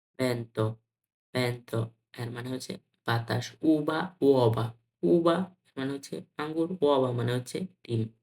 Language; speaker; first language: Bangla; native; Bangla